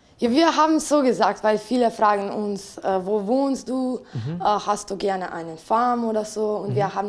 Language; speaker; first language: German; non-native, fluent; Slovenian